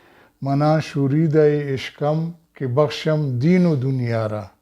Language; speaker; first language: Persian; non-native, fluent; Pashto